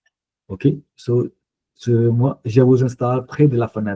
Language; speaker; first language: French; non-native, fluent; Punjabi